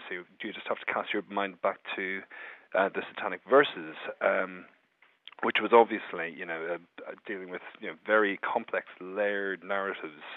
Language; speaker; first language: English; native; English